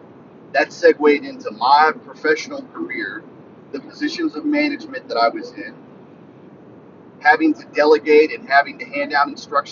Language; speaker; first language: English; native; English